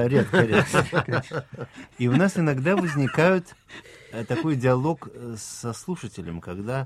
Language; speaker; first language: Russian; native; Russian